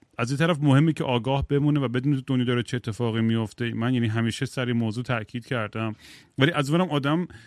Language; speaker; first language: Persian; native; Persian